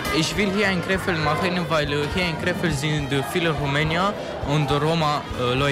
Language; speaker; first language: German; non-native, learner; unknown